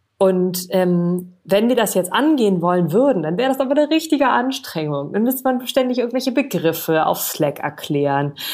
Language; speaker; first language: German; native; German